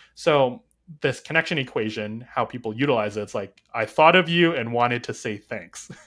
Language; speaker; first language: English; native; English